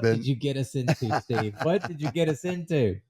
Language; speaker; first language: English; native; English